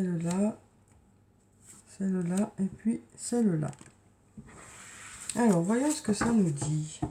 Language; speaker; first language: French; native; French